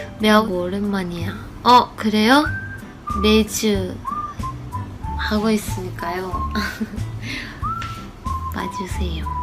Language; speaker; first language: Korean; non-native, learner; Japanese